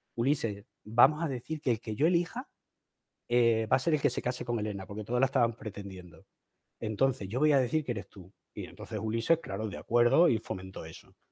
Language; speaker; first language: Spanish; native; Spanish